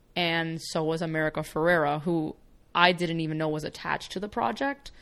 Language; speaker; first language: English; early bilingual, other home language; Spanish